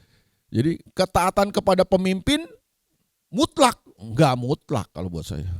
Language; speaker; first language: Indonesian; native; Indonesian